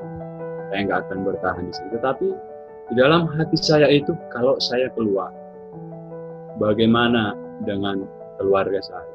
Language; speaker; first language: Indonesian; native; Indonesian